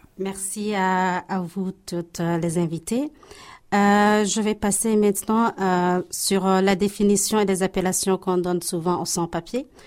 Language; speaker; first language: French; native; French